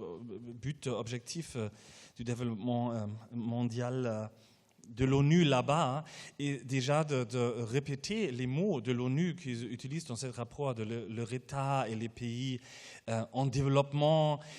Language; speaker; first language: French; non-native, fluent; German